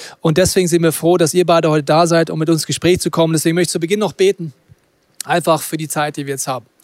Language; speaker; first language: German; native; German